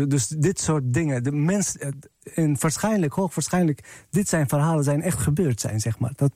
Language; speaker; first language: Dutch; non-native, fluent; Arabic